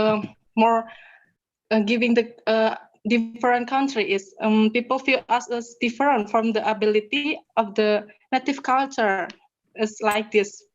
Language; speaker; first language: English; non-native, learner; Indonesian